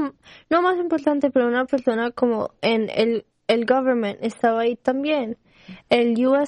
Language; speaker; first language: Spanish; early bilingual, heritage; Spanish